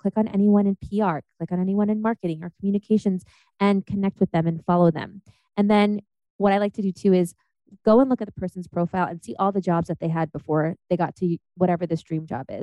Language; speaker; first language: English; native; English